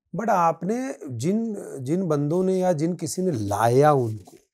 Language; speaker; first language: Hindi; native; Hindi